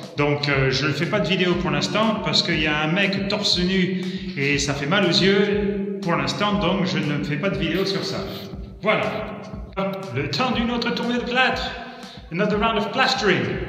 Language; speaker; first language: French; native; French